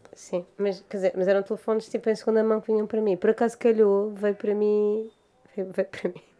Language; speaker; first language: Portuguese; native; Portuguese